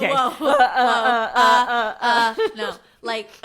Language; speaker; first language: English; native; English